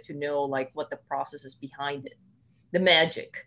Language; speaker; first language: English; non-native, local second language; Filipino